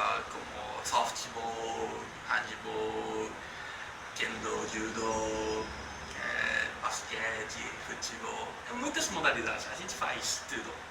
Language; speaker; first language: Portuguese; non-native, learner; Japanese